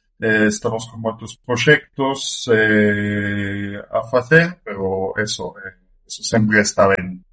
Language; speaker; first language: Galician; non-native, fluent; German